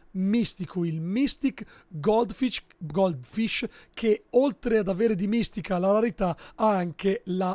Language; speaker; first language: Italian; native; Italian